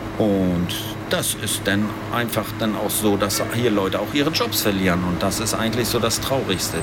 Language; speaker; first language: German; native; German